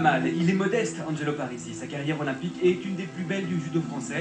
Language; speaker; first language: French; native; French